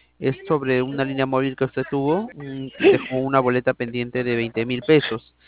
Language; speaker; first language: Spanish; native; Spanish